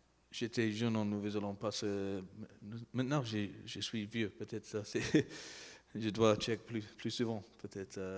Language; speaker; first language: French; non-native, learner; English